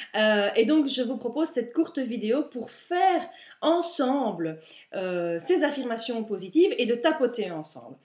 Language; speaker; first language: French; native; French